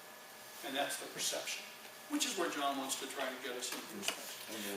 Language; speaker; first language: English; native; English